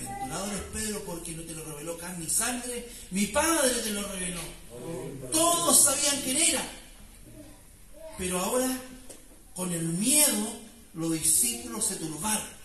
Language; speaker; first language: Spanish; native; Spanish